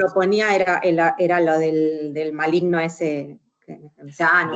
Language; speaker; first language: Spanish; native; Spanish